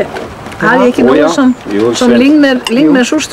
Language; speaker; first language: Danish; non-native, fluent; Icelandic